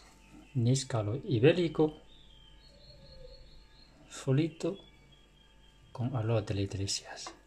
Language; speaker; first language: Spanish; non-native, learner; Chinese